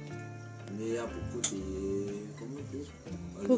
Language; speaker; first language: French; non-native, local second language; Malagasy